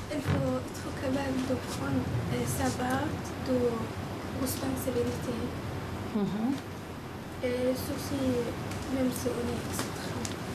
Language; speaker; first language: French; non-native, learner; Arabic